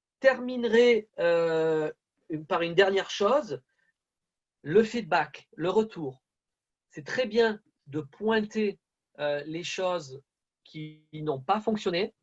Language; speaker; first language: French; native; French